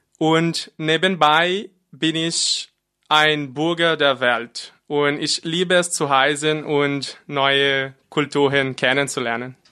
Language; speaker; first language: German; non-native, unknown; Portuguese